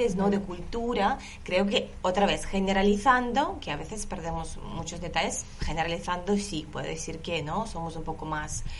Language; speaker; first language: Spanish; non-native, fluent; Lithuanian